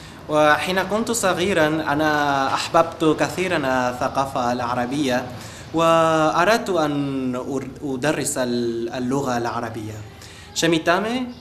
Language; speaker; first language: Arabic; non-native, fluent; Guarani